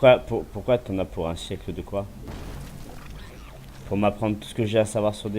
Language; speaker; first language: French; native; French